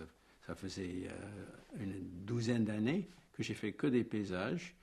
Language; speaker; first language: French; non-native, fluent; English